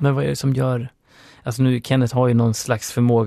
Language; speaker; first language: Swedish; native; Swedish